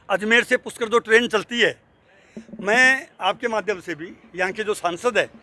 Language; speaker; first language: Hindi; native; Hindi